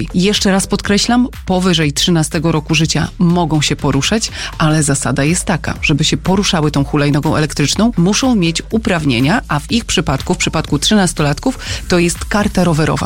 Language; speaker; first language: Polish; native; Polish